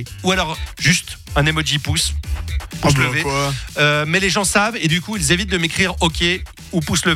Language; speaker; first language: French; native; French